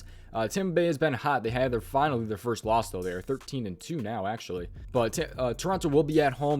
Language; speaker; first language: English; native; English